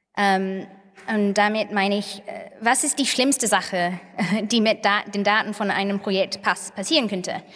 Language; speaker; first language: German; non-native, fluent; English